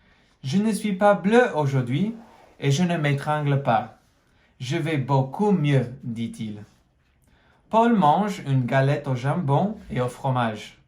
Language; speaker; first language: French; non-native, fluent; English